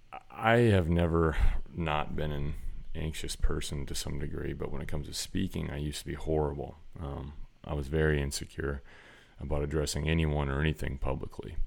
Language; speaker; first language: English; native; English